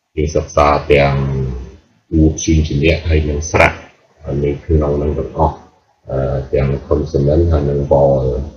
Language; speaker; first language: Khmer; native; Khmer